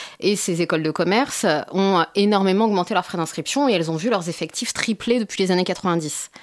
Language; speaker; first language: French; native; French